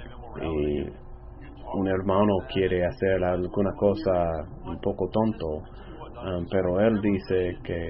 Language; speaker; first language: Spanish; non-native, fluent; English